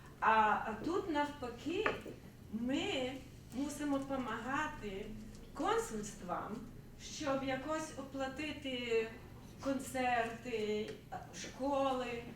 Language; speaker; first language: Ukrainian; early bilingual, heritage; Ukrainian